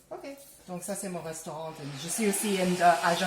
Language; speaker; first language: French; non-native, learner; English